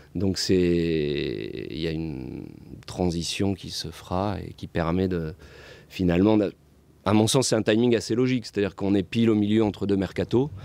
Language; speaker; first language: French; native; French